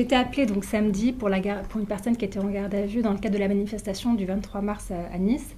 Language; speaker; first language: French; native; French